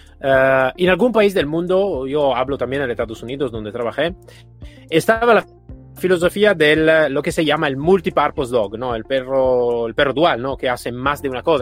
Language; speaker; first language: Spanish; non-native, fluent; Italian